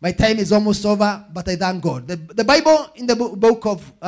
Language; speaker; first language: English; non-native, local second language; Swahili